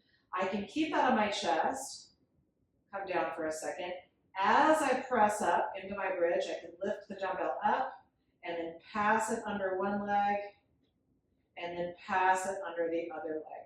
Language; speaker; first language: English; native; English